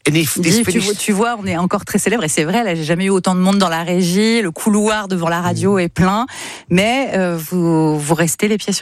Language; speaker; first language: French; native; French